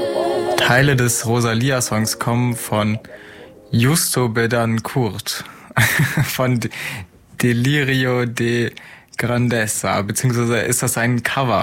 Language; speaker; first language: German; native; German